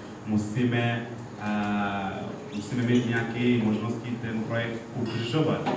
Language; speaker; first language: Czech; non-native, learner; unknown